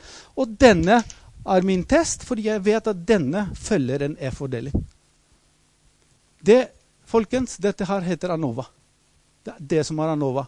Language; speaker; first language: Norwegian; non-native, fluent; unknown